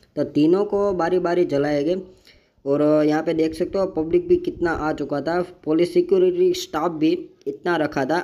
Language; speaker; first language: Hindi; non-native, local second language; Gujarati